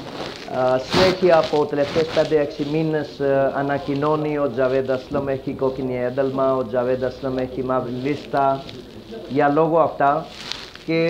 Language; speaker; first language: Greek; non-native, learner; Urdu